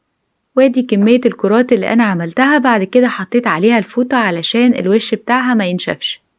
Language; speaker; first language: Arabic; native; Arabic